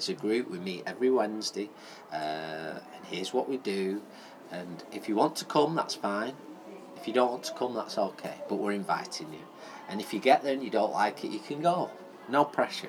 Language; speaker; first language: English; native; English